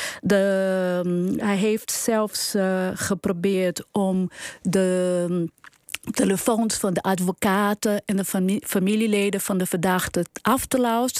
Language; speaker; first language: Dutch; non-native, fluent; Portuguese